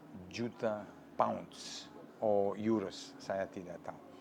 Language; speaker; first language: Indonesian; non-native, fluent; Serbian